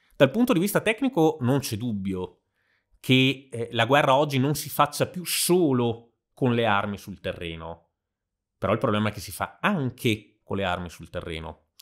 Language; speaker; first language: Italian; native; Italian